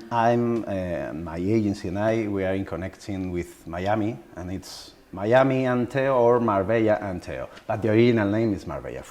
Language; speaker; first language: English; non-native, learner; Spanish